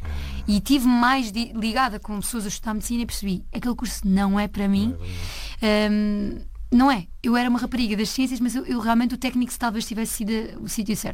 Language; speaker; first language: Portuguese; native; Portuguese